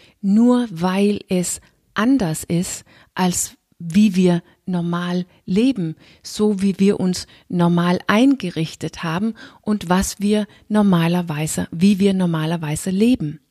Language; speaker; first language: German; non-native, fluent; Danish